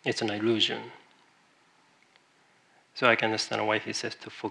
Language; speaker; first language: English; non-native, fluent; Japanese